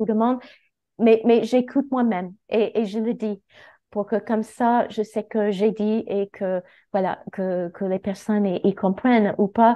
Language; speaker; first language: French; non-native, fluent; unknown